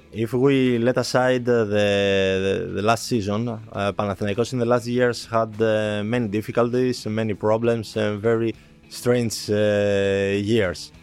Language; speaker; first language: English; non-native, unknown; Greek